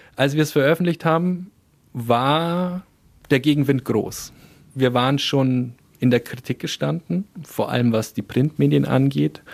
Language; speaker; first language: German; native; German